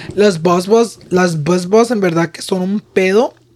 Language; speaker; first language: Spanish; early bilingual, heritage; Spanish